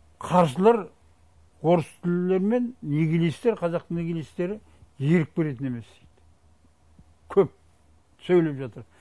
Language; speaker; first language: Kazakh; native; Kazakh